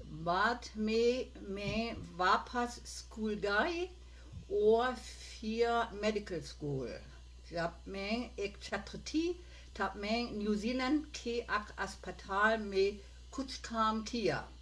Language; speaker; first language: Hindi; non-native, learner; German